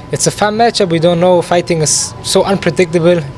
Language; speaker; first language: English; non-native, fluent; German